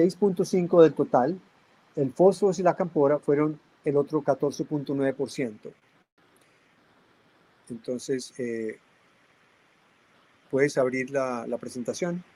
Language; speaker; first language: Spanish; native; Spanish